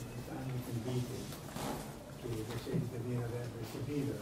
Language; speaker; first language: Portuguese; non-native, fluent; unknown